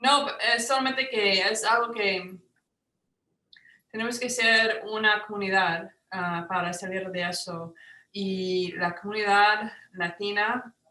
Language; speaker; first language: Spanish; non-native, fluent; English